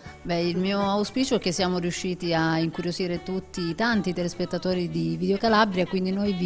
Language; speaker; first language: Italian; native; Italian